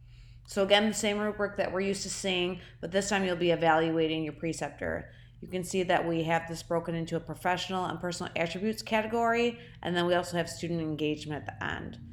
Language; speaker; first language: English; native; English